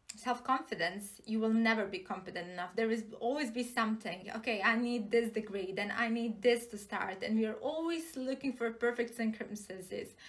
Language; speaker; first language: English; non-native, fluent; Serbian